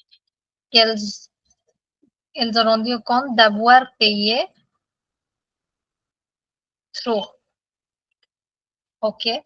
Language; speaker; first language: French; non-native, fluent; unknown